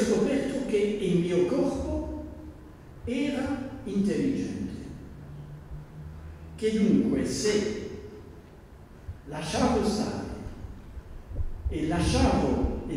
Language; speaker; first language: Italian; non-native, fluent; Dutch